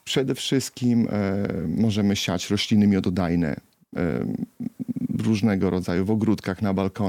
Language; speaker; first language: Polish; native; Polish